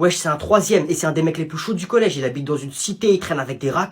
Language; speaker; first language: French; native; French